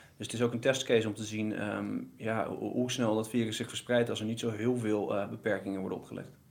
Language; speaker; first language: Dutch; native; Dutch